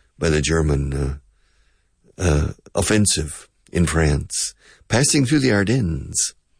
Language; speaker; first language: English; native; English